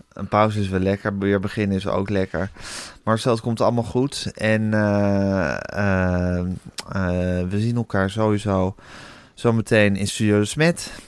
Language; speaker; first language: Dutch; native; Dutch